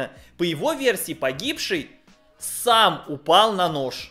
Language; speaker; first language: Russian; native; Russian